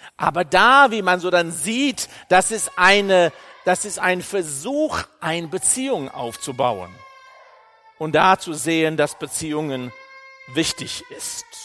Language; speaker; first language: German; non-native, fluent; English